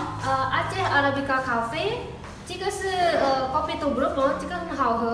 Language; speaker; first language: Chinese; non-native, learner; Indonesian